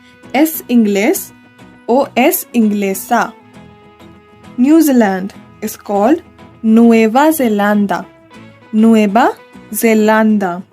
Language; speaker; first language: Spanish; non-native, learner; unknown